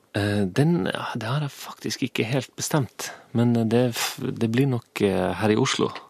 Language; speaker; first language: Norwegian; native; Norwegian